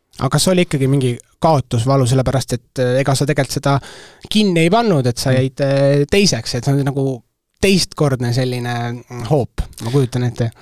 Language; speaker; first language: Estonian; native; Estonian